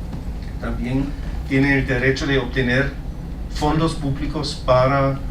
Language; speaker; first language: Spanish; non-native, fluent; German